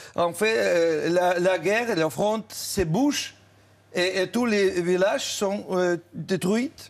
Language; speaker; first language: French; non-native, fluent; Russian